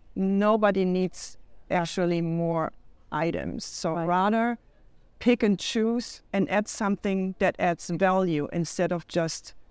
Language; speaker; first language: English; non-native, fluent; German